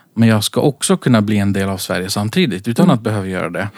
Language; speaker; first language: Swedish; early bilingual, other home language; Central Kurdish